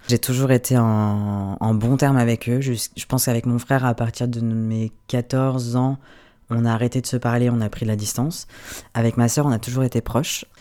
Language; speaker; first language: French; native; French